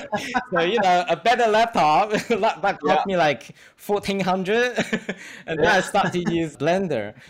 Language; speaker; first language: English; non-native, fluent; Chinese